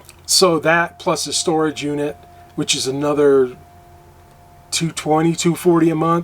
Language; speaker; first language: English; native; English